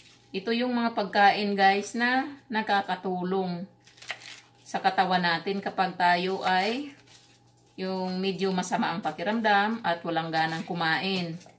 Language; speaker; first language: Filipino; non-native, local second language; Cebuano